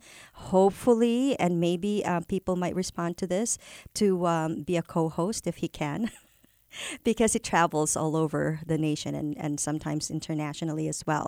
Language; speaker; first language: English; non-native, local second language; Filipino